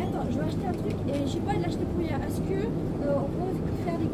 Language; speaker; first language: French; native; French